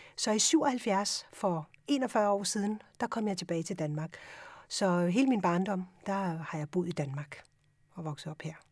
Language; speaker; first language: Danish; early bilingual, other home language; Urdu